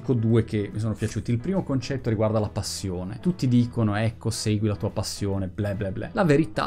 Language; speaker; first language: Italian; native; Italian